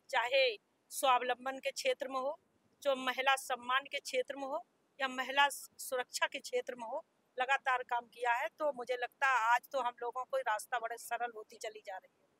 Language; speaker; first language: Hindi; native; Hindi